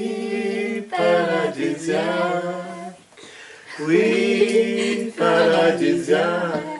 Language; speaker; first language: French; non-native, fluent; Portuguese